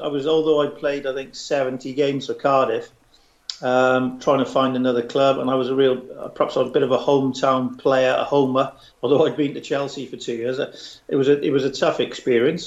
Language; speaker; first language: English; native; English